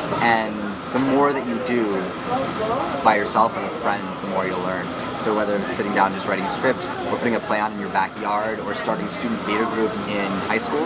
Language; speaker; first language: English; early bilingual, other home language; Hebrew